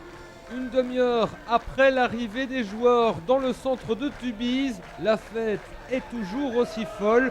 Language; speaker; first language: French; native; French